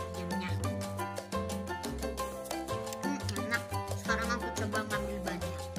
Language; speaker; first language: Indonesian; native; Indonesian